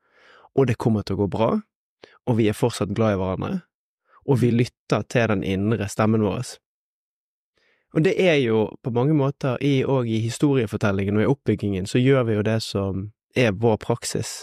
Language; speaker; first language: Norwegian; native; Norwegian